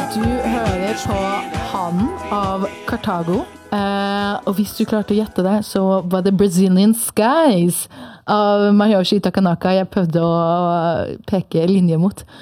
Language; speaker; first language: Norwegian; early bilingual, other home language; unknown